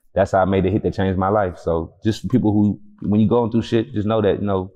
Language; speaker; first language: English; native; English